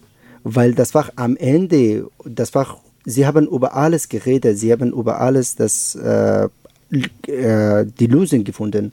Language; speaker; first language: German; non-native, learner; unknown